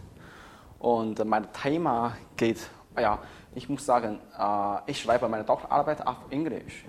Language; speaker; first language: German; non-native, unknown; Chinese